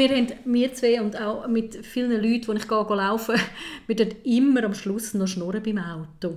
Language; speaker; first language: German; native; German